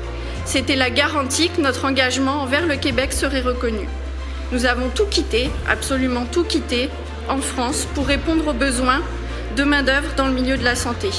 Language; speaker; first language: French; native; French